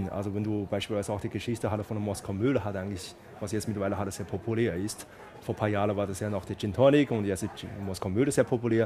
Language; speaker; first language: German; non-native, fluent; Chinese